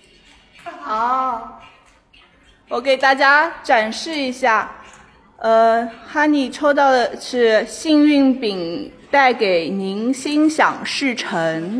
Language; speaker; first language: Chinese; native; Chinese